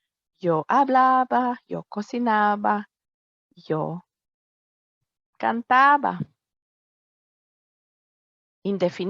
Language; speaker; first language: Spanish; non-native, fluent; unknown